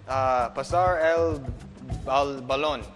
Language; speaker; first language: Spanish; non-native, learner; English